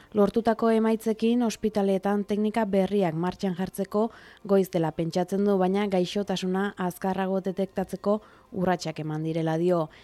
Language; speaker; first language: Basque; native; Basque